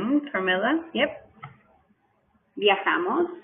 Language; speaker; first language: Spanish; non-native, fluent; English